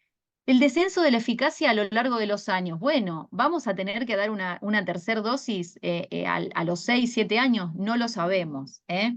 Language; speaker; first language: Spanish; native; Spanish